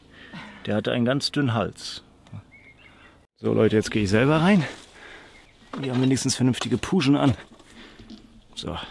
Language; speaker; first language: German; native; German